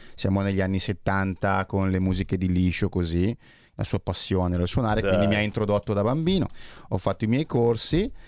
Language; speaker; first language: Italian; native; Italian